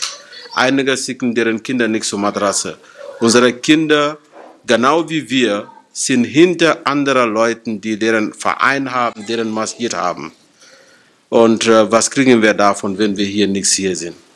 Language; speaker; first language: German; non-native, fluent; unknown